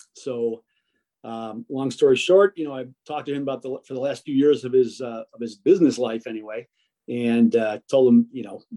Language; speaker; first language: English; early bilingual, other home language; Italian